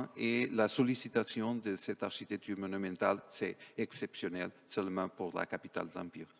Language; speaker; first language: French; non-native, fluent; Portuguese